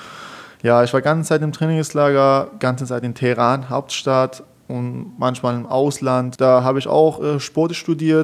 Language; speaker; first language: German; non-native, fluent; Persian